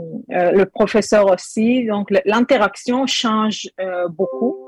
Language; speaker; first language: French; non-native, learner; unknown